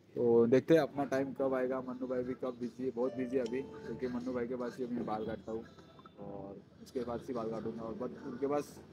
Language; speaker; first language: Hindi; non-native, local second language; Marathi